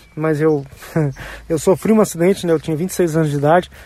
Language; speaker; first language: Portuguese; native; Portuguese